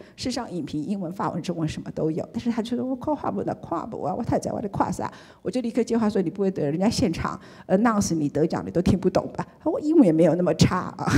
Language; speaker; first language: Chinese; native; Chinese